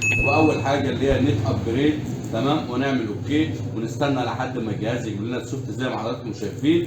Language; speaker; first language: Arabic; native; Arabic